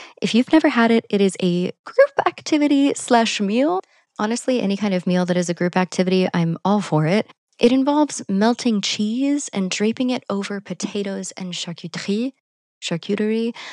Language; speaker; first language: English; native; English